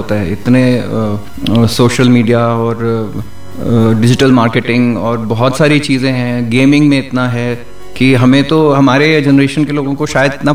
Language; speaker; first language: Hindi; native; Hindi